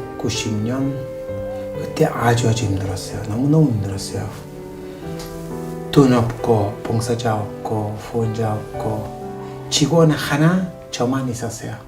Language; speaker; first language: Korean; non-native, fluent; Italian